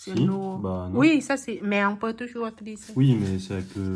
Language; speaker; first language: French; non-native, learner; Thai